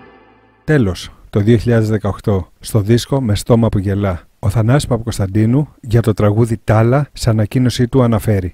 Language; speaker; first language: Greek; native; Greek